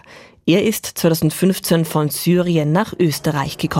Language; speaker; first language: German; native; German